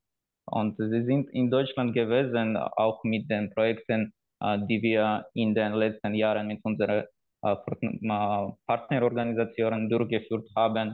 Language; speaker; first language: German; non-native, fluent; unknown